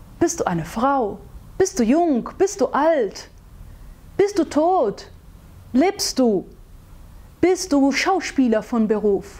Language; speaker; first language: German; non-native, fluent; Portuguese